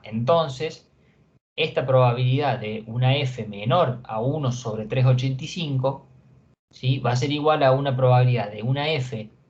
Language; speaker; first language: Spanish; native; Spanish